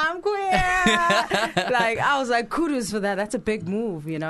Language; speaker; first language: English; non-native, local second language; Zulu